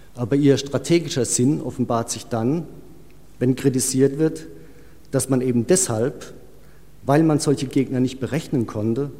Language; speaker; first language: German; native; German